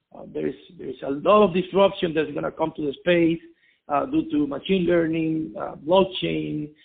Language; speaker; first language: English; non-native, fluent; Spanish